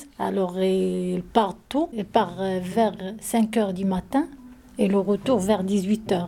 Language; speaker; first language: French; non-native, learner; Arabic